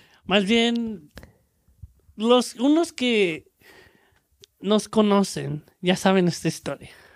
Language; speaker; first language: Spanish; native; Spanish